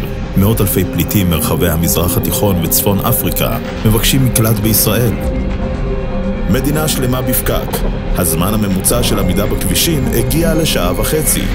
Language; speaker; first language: Hebrew; native; Hebrew